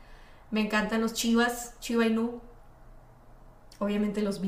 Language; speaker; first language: Spanish; native; Spanish